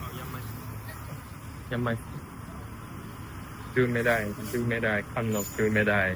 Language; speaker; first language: Thai; non-native, learner; Japanese